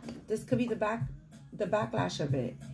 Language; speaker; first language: English; native; English